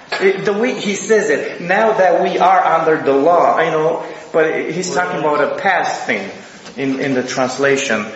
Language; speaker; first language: English; non-native, fluent; Romanian